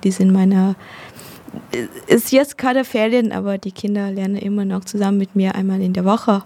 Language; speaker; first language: German; non-native, fluent; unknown